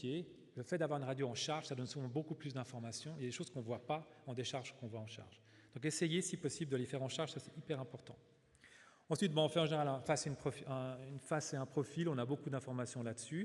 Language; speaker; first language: French; native; French